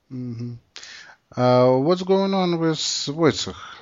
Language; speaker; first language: English; non-native, fluent; Russian